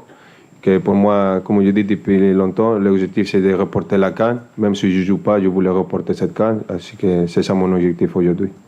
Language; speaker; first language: French; non-native, fluent; Spanish